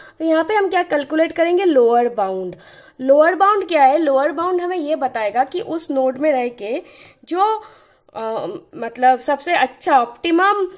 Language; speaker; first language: Hindi; non-native, local second language; Bangla